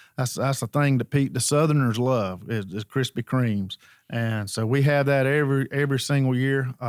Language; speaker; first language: English; native; English